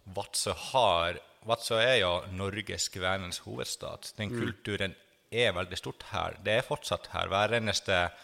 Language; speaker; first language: Norwegian; non-native, fluent; Finnish